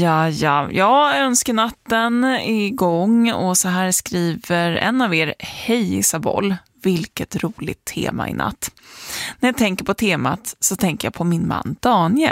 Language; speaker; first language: Swedish; native; Swedish